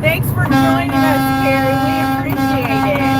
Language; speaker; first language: English; native; English